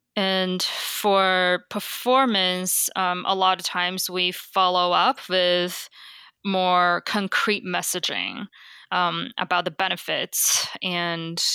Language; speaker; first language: English; non-native, fluent; Chinese